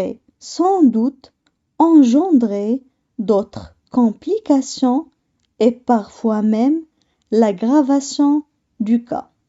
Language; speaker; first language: French; non-native, local second language; Arabic